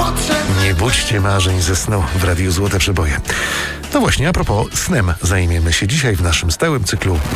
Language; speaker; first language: Polish; native; Polish